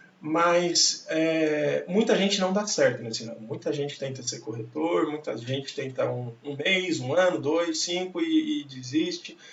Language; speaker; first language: Portuguese; native; Portuguese